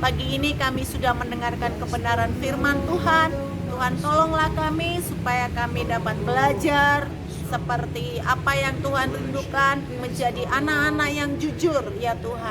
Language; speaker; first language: Indonesian; native; Indonesian